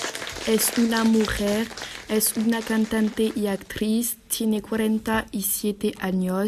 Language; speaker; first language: Spanish; non-native, learner; French